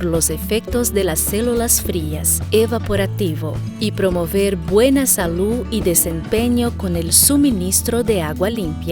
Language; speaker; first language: Spanish; native; Spanish